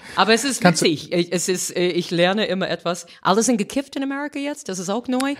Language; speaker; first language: German; non-native, fluent; English